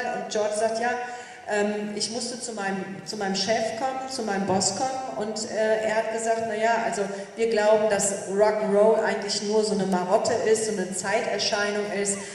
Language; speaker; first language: German; native; German